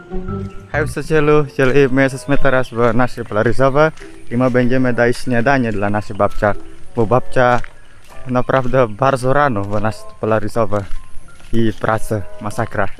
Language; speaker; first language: Polish; non-native, learner; Balinese